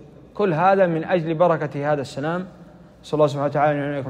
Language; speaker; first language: Arabic; native; Arabic